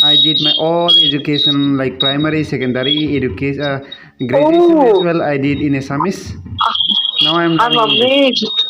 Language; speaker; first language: English; non-native, local second language; Assamese